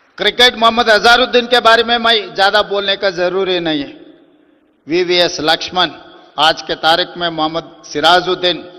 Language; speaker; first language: Hindi; non-native, local second language; Telugu